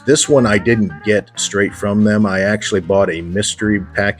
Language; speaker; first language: English; native; English